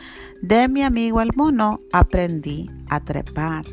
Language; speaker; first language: Spanish; early bilingual, heritage; Spanish